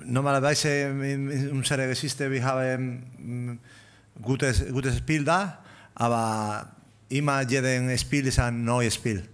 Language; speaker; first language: German; non-native, learner; Spanish